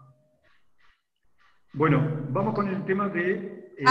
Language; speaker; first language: Spanish; native; Spanish